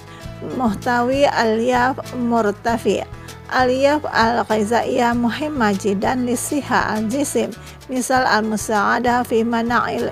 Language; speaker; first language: Arabic; non-native, fluent; Indonesian